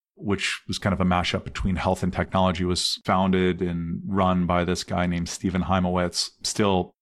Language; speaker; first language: English; native; English